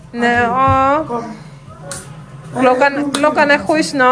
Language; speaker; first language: Swedish; non-native, fluent; Filipino